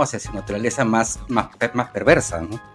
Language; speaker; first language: Spanish; native; Spanish